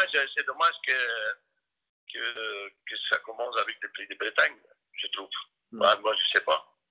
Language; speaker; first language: French; non-native, local second language; Dutch